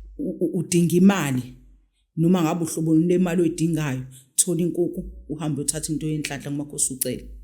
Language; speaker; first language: Zulu; native; Zulu